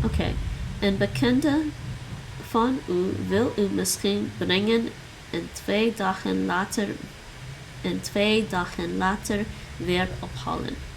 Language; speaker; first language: Dutch; non-native, learner; English